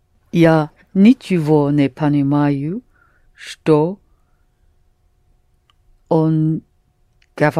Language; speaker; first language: Russian; non-native, learner; English